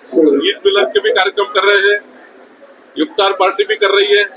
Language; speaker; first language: Hindi; non-native, local second language; Marathi